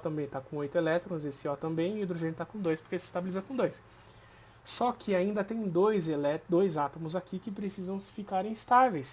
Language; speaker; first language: Portuguese; native; Portuguese